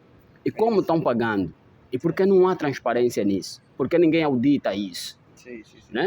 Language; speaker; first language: Portuguese; native; Portuguese